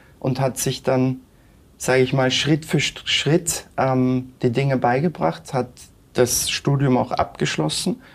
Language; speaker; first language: German; early bilingual, other home language; Turkish